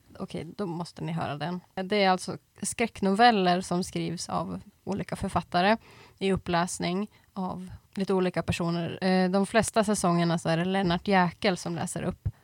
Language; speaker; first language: Swedish; native; Swedish